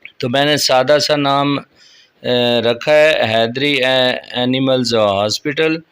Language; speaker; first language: Urdu; non-native, local second language; Punjabi